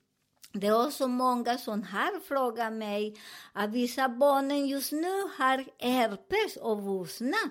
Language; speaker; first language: Swedish; non-native, learner; Spanish